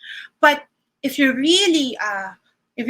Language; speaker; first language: English; non-native, local second language; Filipino